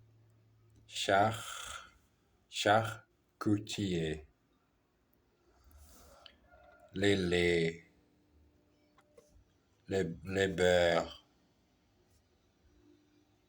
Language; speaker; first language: French; non-native, learner; Portuguese